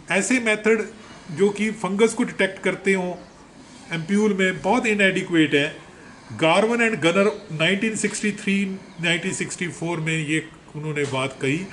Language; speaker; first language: Hindi; non-native, local second language; Punjabi